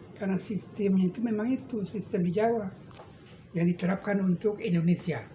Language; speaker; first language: Indonesian; non-native, local second language; Minangkabau